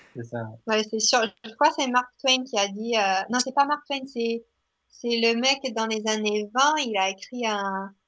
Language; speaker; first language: French; non-native, fluent; English